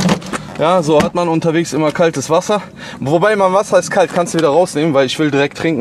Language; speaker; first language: German; native; German